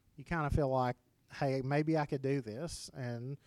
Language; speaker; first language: English; native; English